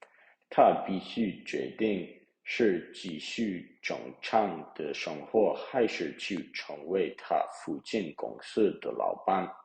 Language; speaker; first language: Chinese; non-native, learner; English